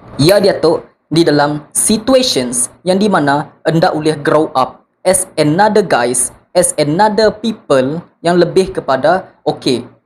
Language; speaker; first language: Malay; non-native, local second language; Iban